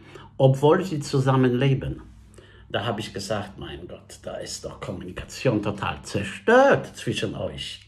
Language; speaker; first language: German; non-native, fluent; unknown